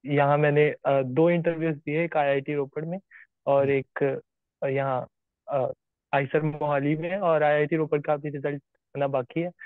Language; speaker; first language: Hindi; native; Hindi